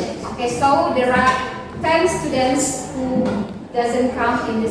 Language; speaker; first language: English; non-native, learner; Indonesian